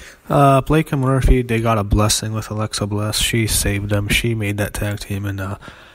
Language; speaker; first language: English; native; English